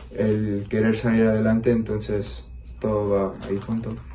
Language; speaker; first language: Spanish; early bilingual, heritage; Spanish